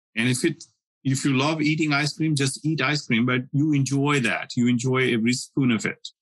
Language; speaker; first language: English; non-native, local second language; Hindi